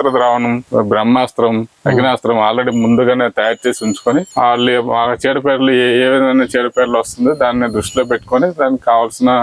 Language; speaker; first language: Telugu; native; Telugu